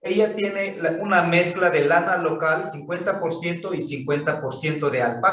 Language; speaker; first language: Spanish; non-native, local second language; Zapotec